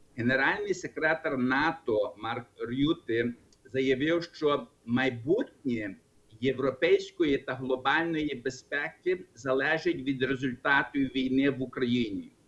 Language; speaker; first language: Ukrainian; early bilingual, heritage; Ukrainian